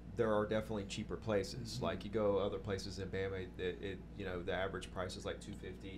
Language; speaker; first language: English; native; English